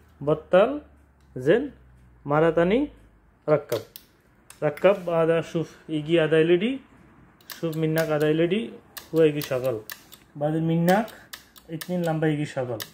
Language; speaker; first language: Arabic; non-native, learner; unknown